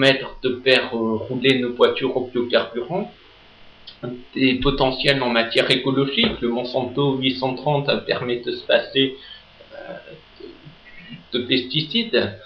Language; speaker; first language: French; native; French